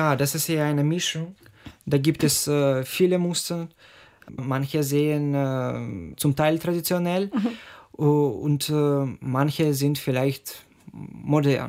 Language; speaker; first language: German; non-native, fluent; Ukrainian